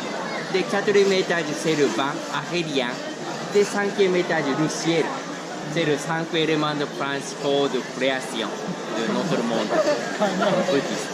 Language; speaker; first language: French; non-native, learner; Japanese